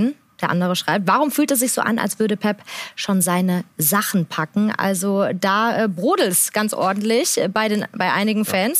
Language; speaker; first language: German; native; German